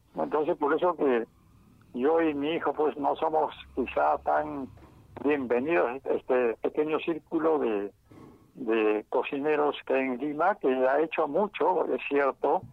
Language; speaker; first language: Spanish; non-native, local second language; Quechua